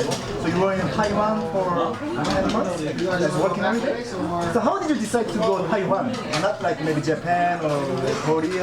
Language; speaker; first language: English; non-native, fluent; Korean